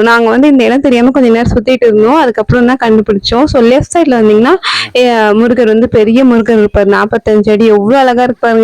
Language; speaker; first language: Tamil; native; Tamil